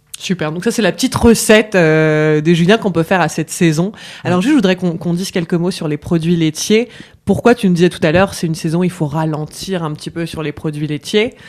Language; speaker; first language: French; native; French